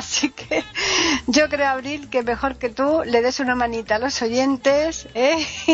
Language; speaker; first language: Spanish; native; Spanish